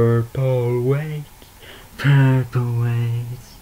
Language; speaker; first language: English; non-native, learner; Dutch